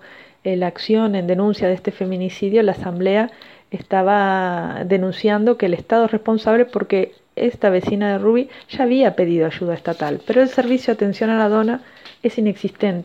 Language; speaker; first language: Spanish; native; Spanish